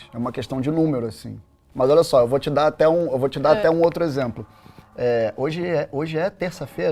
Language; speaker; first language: Portuguese; native; Portuguese